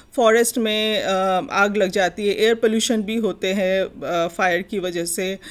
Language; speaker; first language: Hindi; non-native, local second language; Bangla